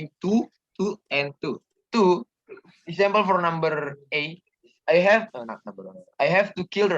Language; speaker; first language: English; non-native, learner; Indonesian